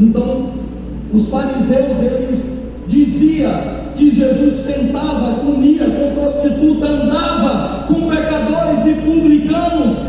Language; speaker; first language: Portuguese; native; Portuguese